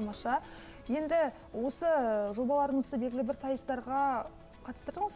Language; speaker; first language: Kazakh; native; Kazakh